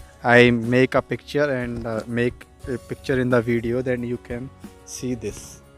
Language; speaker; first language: English; non-native, local second language; Hindi